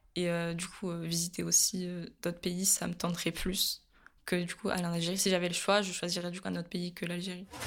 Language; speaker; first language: French; native; French